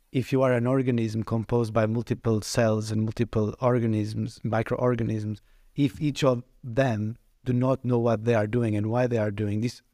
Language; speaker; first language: English; non-native, fluent; Portuguese